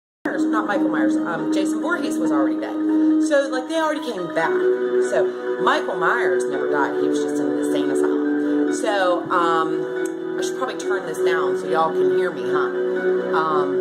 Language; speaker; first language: English; native; English